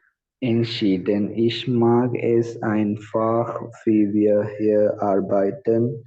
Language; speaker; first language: German; non-native, learner; Malayalam